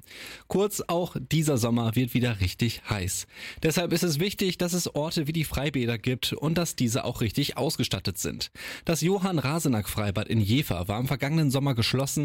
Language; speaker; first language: German; native; German